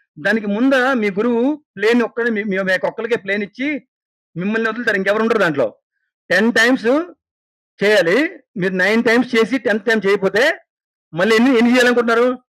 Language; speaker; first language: Telugu; native; Telugu